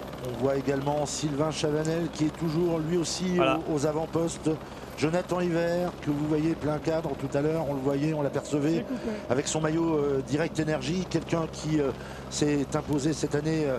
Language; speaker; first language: French; native; French